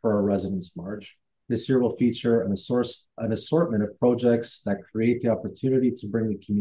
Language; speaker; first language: English; native; English